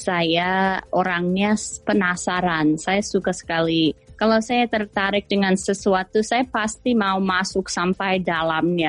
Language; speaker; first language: Indonesian; non-native, fluent; English